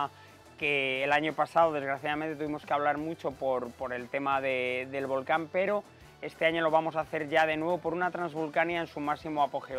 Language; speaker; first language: Spanish; native; Spanish